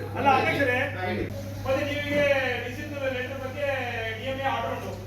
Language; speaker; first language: Kannada; non-native, local second language; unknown